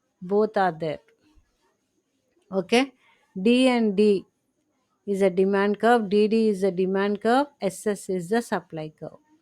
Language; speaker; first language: English; non-native, local second language; Telugu